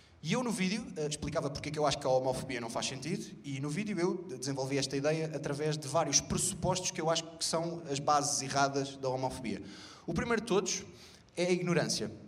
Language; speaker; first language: Portuguese; native; Portuguese